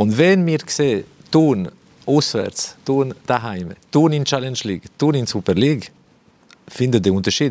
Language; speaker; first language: German; non-native, fluent; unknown